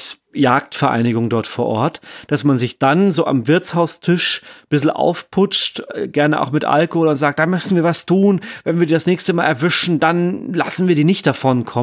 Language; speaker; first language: German; native; German